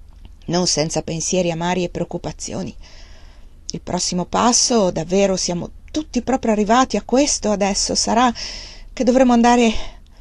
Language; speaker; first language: Italian; native; Italian